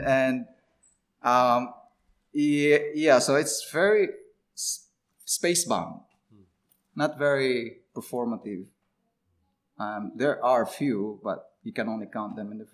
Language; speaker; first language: English; non-native, local second language; Cebuano